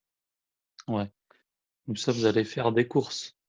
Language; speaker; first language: French; non-native, fluent; Albanian